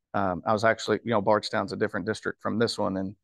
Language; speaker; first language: English; native; English